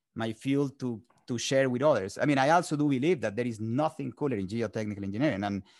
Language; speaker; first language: English; non-native, fluent; Spanish